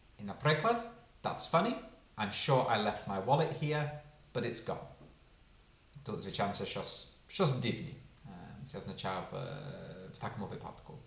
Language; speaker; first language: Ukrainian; non-native, fluent; English